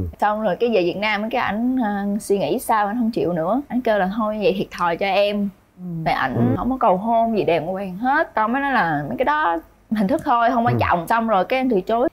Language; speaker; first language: Vietnamese; native; Vietnamese